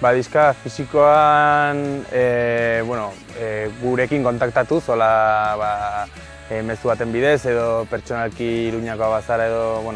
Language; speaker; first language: Basque; native; Basque